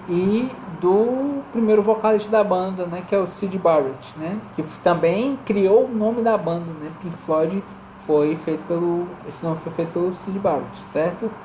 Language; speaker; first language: Portuguese; native; Portuguese